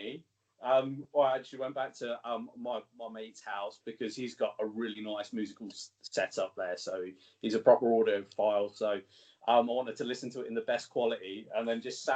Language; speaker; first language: English; native; English